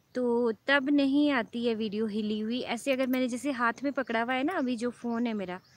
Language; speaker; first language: Hindi; native; Hindi